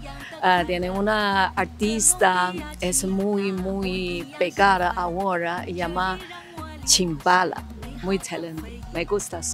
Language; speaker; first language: Spanish; non-native, learner; Chinese